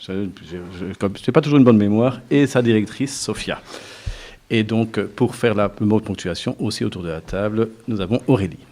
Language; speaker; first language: French; native; French